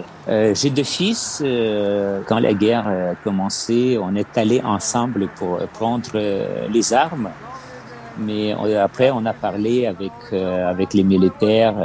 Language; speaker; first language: French; non-native, fluent; Ukrainian